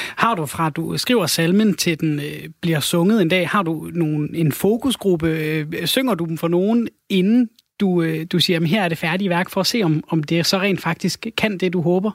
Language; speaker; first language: Danish; native; Danish